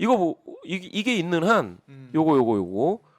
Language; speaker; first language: Korean; native; Korean